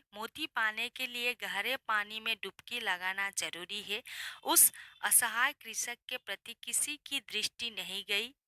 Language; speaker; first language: Hindi; non-native, local second language; Assamese